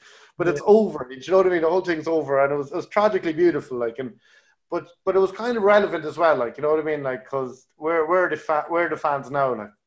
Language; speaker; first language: English; native; English